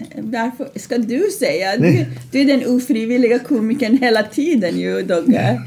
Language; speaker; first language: Swedish; non-native, fluent; Persian